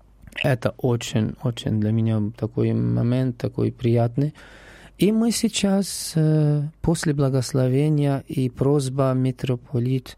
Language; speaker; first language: Russian; non-native, learner; Arabic